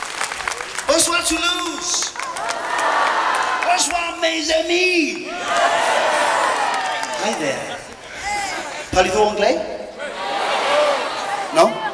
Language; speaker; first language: French; non-native, learner; English